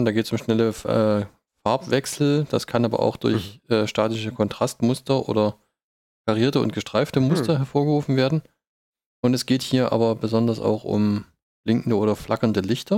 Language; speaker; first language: German; native; German